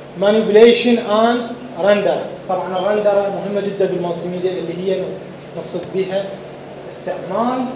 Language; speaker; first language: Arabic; native; Arabic